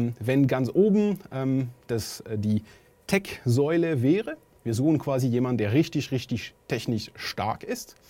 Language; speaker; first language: German; non-native, fluent; French